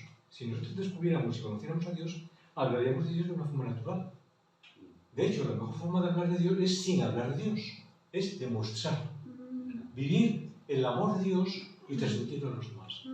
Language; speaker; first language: Spanish; native; Spanish